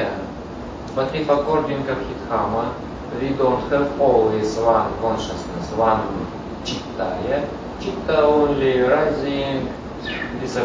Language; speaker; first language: English; non-native, learner; Russian